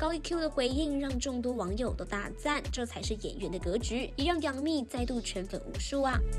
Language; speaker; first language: Chinese; native; Chinese